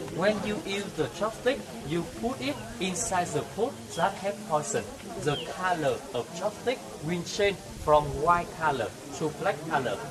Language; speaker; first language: English; non-native, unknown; Vietnamese